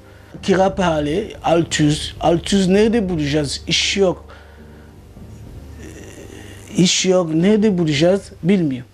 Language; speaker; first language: Turkish; non-native, learner; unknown